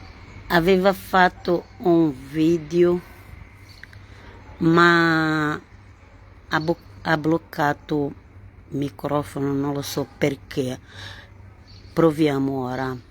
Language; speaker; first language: Italian; non-native, learner; Portuguese